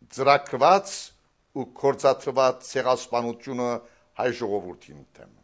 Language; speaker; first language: Armenian; native; Armenian